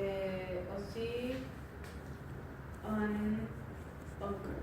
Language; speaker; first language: French; non-native, learner; Spanish